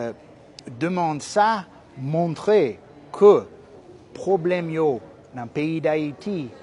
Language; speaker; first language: Haitian Creole; non-native, fluent; English